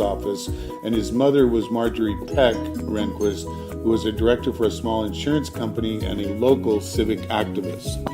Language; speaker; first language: English; native; English